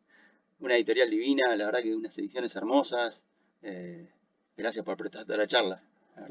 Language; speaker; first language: Spanish; native; Spanish